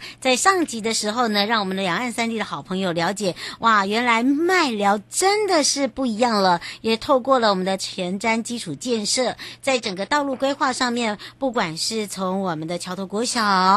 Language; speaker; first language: Chinese; native; Chinese